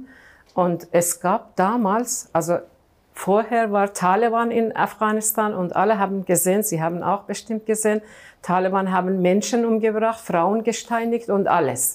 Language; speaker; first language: German; non-native, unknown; Persian